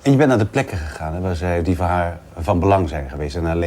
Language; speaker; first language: Dutch; native; Dutch